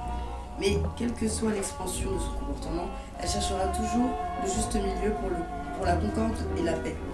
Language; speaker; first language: French; native; French